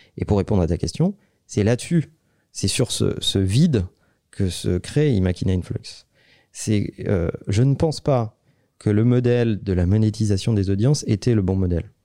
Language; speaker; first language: French; native; French